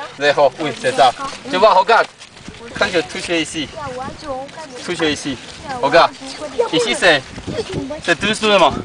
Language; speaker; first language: French; non-native, learner; Chinese